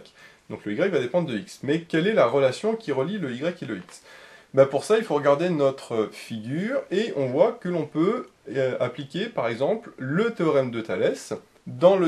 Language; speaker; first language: French; native; French